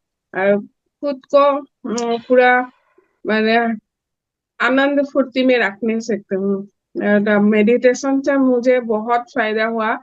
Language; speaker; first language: Hindi; non-native, local second language; Assamese